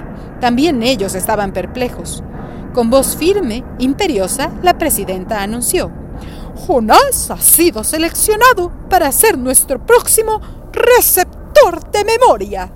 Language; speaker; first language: Spanish; native; Spanish